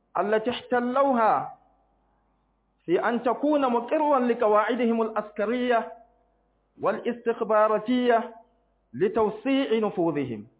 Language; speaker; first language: Arabic; non-native, local second language; Hausa